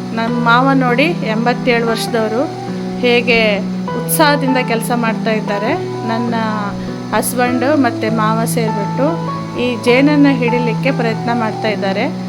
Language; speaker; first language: Kannada; native; Kannada